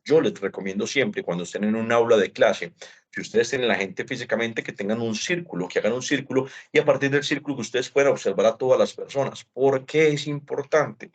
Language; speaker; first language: Spanish; native; Spanish